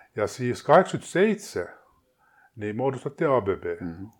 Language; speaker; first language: Estonian; non-native, fluent; Swedish